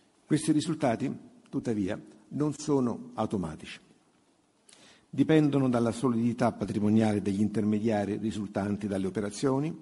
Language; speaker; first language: Italian; native; Italian